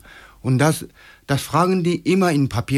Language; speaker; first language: German; non-native, learner; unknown